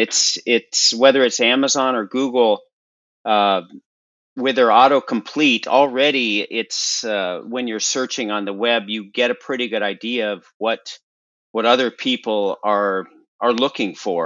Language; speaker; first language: English; native; English